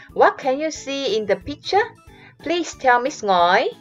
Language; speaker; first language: English; non-native, local second language; Chinese